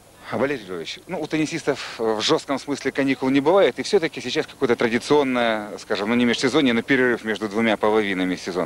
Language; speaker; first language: Russian; native; Russian